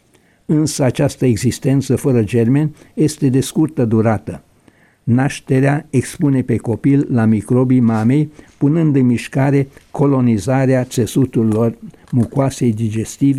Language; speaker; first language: Romanian; native; Romanian